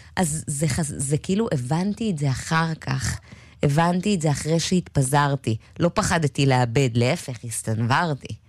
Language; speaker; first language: Hebrew; native; Hebrew